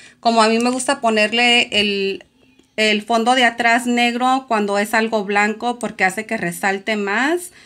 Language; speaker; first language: Spanish; early bilingual, heritage; Spanish